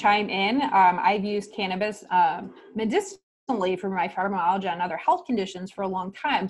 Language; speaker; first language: English; native; English